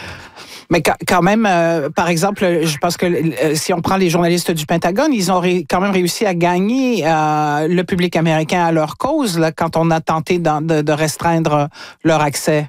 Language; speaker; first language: French; native; French